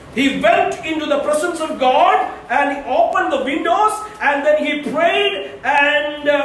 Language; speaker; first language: English; non-native, local second language; Hindi